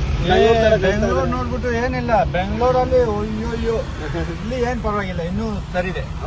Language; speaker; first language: Kannada; non-native, local second language; Ladakhi